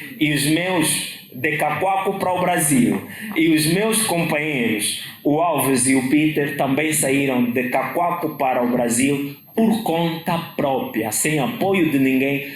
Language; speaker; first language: Portuguese; native; Portuguese